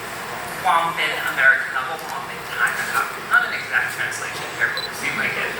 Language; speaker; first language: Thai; non-native, fluent; English